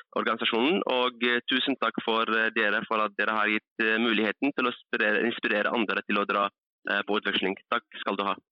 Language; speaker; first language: Norwegian; early bilingual, other home language; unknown